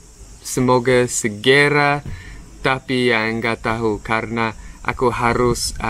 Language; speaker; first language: Indonesian; non-native, learner; English